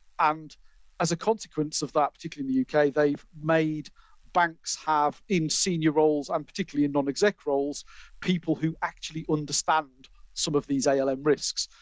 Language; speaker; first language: English; native; English